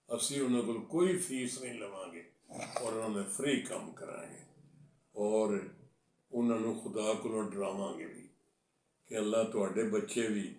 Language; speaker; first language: Urdu; non-native, local second language; Punjabi